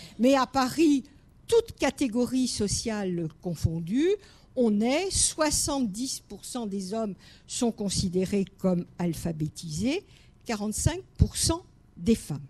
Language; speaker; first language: French; native; French